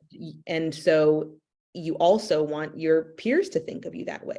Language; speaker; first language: English; native; English